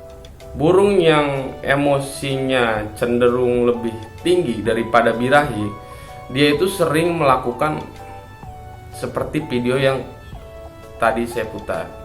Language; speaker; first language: Indonesian; native; Indonesian